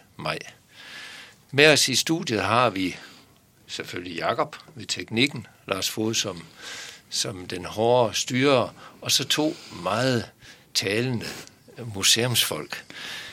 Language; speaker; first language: Danish; native; Danish